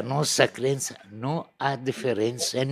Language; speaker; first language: Portuguese; non-native, learner; Arabic